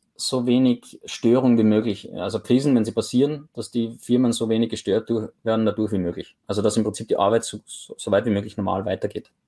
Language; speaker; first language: German; native; German